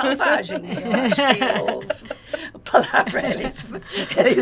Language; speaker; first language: Portuguese; non-native, learner; English